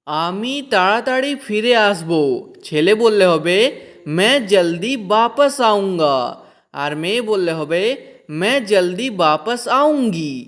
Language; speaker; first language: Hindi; non-native, fluent; Bangla